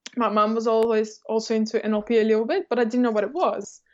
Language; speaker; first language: English; early bilingual, other home language; Russian